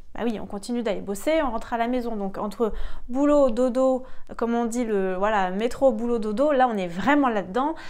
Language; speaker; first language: French; native; French